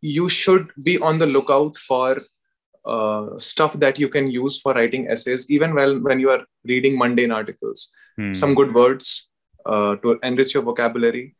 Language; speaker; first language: English; non-native, local second language; Hindi